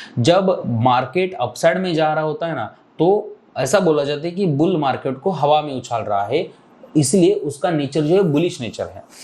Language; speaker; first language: Hindi; non-native, local second language; Marathi